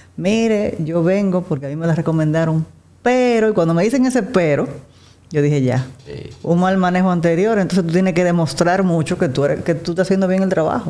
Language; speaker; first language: Spanish; native; Spanish